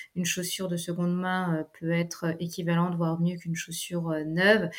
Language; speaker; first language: French; native; French